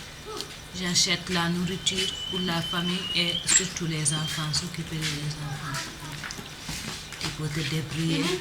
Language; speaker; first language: French; non-native, learner; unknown